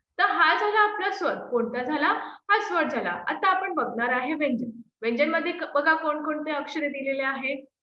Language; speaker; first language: Marathi; non-native, local second language; Hindi